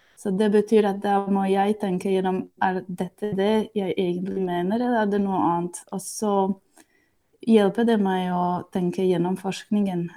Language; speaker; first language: Norwegian; non-native, fluent; Slovak